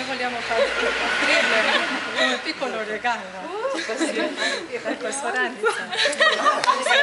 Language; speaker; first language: Italian; non-native, fluent; Slovenian